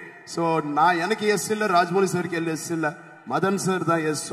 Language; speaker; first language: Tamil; non-native, learner; Telugu